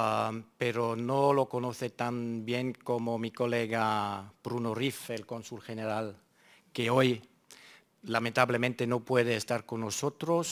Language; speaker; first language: Spanish; non-native, fluent; German